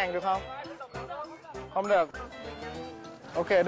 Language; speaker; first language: Vietnamese; non-native, learner; English